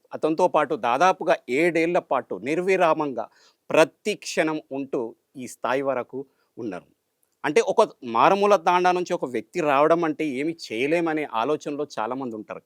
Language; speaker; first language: Telugu; native; Telugu